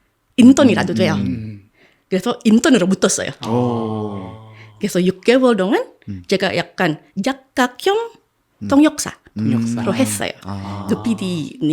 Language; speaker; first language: Korean; non-native, fluent; Indonesian